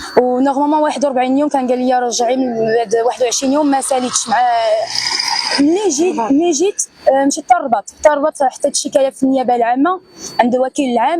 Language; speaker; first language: Arabic; early bilingual, heritage; Arabic